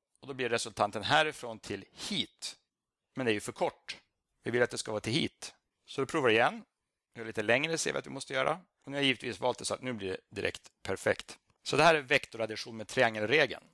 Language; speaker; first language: Swedish; native; Swedish